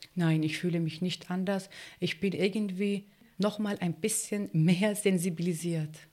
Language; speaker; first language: German; non-native, fluent; Turkish